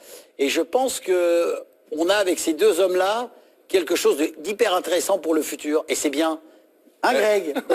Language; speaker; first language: French; native; French